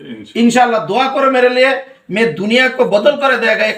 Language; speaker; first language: Hindi; non-native, learner; Bangla